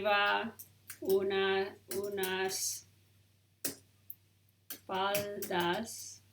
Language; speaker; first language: Spanish; non-native, learner; English